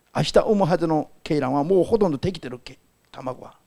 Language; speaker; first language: Japanese; non-native, fluent; Korean